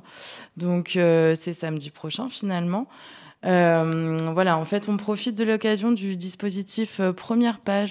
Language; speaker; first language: French; native; French